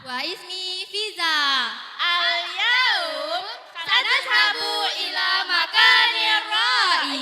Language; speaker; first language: Arabic; non-native, learner; Indonesian